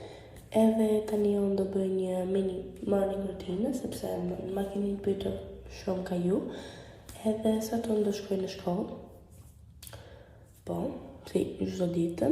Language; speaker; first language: Albanian; early bilingual, heritage; Albanian